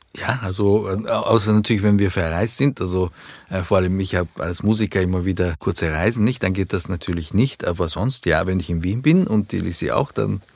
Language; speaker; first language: German; early bilingual, other home language; Japanese